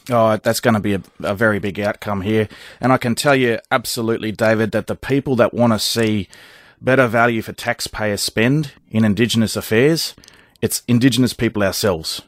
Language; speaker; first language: English; native; English